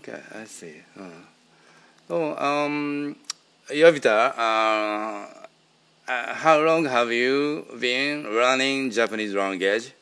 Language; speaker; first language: English; non-native, learner; Japanese